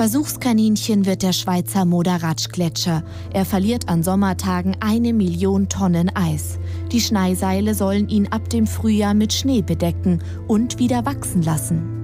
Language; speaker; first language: German; native; German